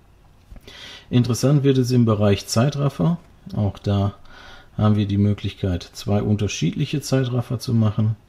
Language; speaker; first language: German; native; German